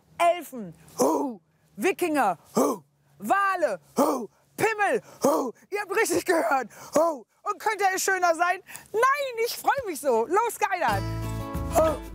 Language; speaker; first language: German; native; German